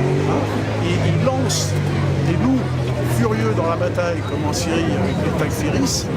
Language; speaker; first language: French; native; French